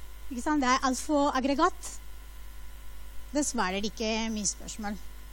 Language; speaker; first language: Norwegian; non-native, fluent; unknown